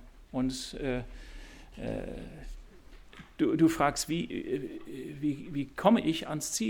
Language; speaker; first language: German; non-native, fluent; English